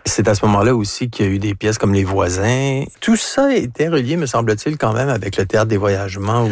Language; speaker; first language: French; native; French